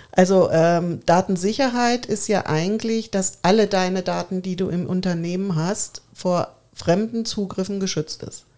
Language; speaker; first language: German; native; German